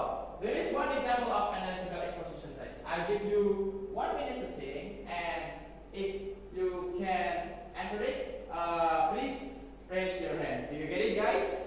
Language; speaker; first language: English; non-native, fluent; Indonesian